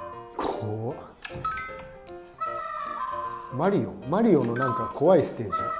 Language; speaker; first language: Japanese; native; Japanese